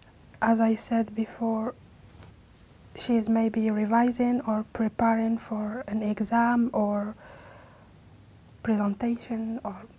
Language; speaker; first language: English; non-native, learner; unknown